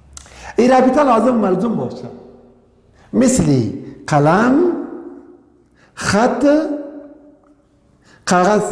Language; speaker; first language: Persian; non-native, local second language; Pashto